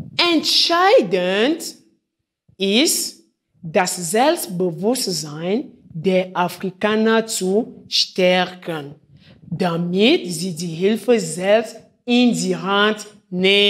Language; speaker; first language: German; non-native, fluent; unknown